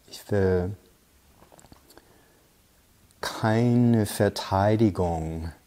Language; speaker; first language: German; non-native, fluent; English